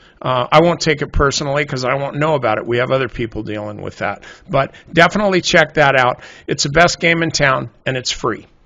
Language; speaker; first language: English; native; English